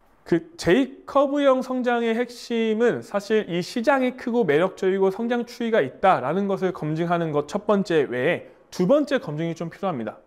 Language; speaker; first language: Korean; native; Korean